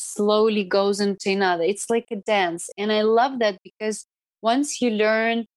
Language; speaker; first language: English; non-native, fluent; Russian